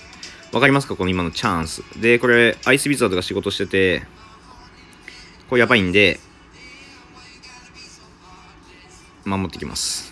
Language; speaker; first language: Japanese; native; Japanese